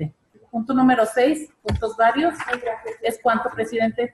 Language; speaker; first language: Spanish; native; Spanish